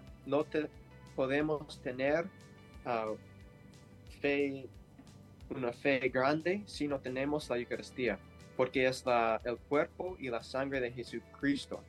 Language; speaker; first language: Spanish; non-native, learner; English